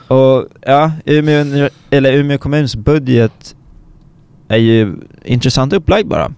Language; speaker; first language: Swedish; native; Swedish